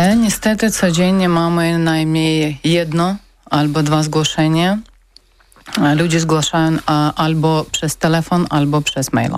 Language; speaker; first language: Polish; non-native, learner; Ukrainian